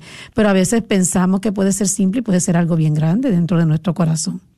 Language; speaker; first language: Spanish; native; Spanish